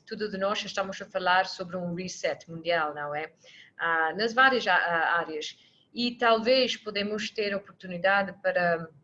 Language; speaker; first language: Portuguese; non-native, fluent; English